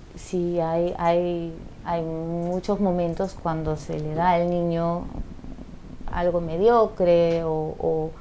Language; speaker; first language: Spanish; non-native, fluent; Dutch